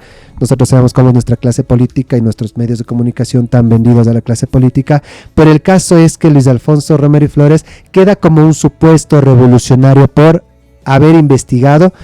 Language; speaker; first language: Spanish; native; Spanish